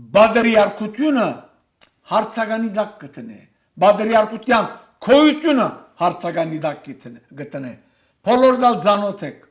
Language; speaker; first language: Armenian; native; Armenian